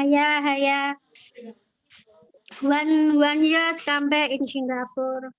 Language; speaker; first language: English; non-native, learner; Indonesian